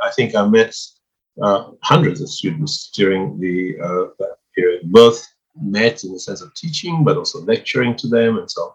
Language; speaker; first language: English; non-native, local second language; Swahili